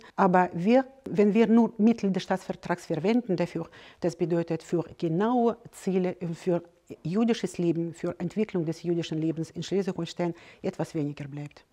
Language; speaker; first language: German; non-native, fluent; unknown